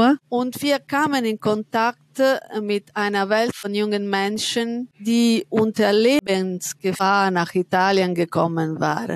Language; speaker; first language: German; non-native, fluent; Italian